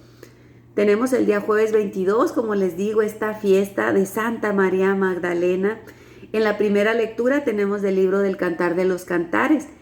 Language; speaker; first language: Spanish; native; Spanish